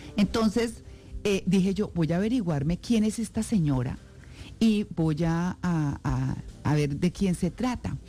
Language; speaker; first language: Spanish; native; Spanish